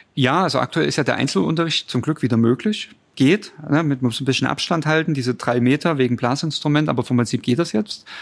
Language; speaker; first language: German; native; German